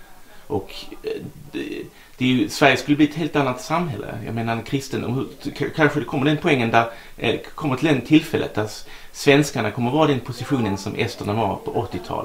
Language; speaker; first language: Swedish; native; Swedish